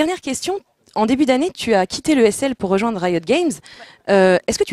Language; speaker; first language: French; native; French